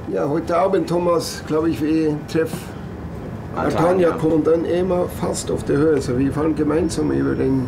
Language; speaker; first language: German; non-native, learner; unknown